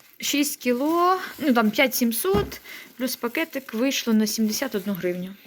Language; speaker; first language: Ukrainian; non-native, local second language; Russian